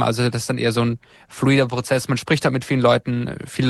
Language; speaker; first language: German; native; German